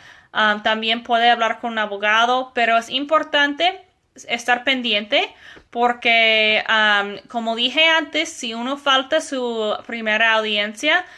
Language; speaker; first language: Spanish; non-native, fluent; English